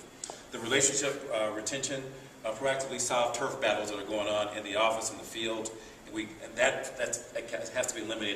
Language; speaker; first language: English; native; English